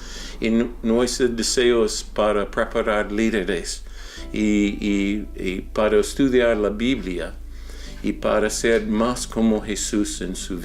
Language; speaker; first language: Spanish; non-native, fluent; English